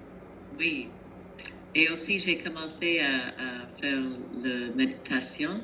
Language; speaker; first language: French; non-native, fluent; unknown